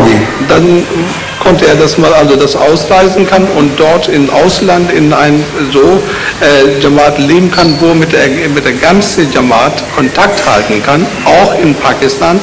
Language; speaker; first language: German; non-native, learner; Urdu